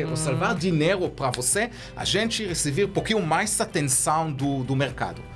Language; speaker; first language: Portuguese; non-native, learner; Hebrew